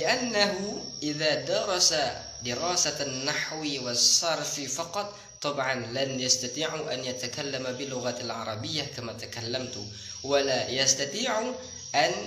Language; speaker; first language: Arabic; non-native, fluent; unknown